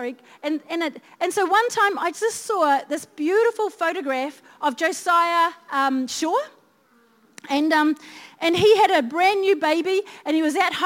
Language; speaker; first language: English; native; English